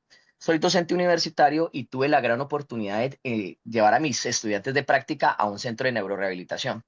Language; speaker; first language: Spanish; native; Spanish